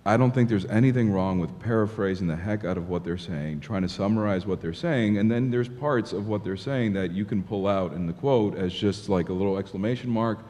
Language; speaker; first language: English; native; English